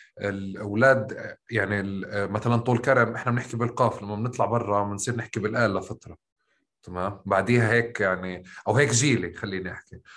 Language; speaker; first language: Arabic; native; Arabic